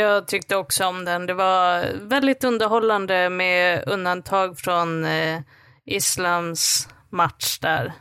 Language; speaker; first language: Swedish; native; Swedish